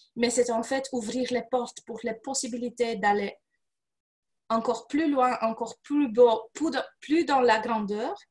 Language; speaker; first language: French; non-native, fluent; Romanian